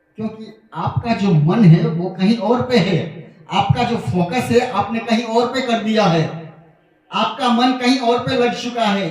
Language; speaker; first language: Hindi; non-native, local second language; Gujarati